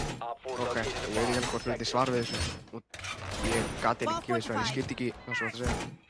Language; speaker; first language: Icelandic; native; Icelandic